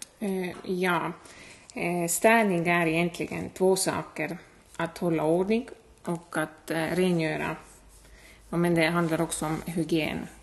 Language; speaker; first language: Swedish; non-native, fluent; Estonian